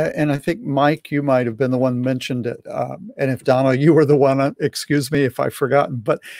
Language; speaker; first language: English; native; English